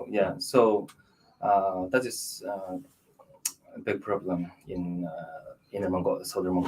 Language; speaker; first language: English; non-native, learner; Mongolian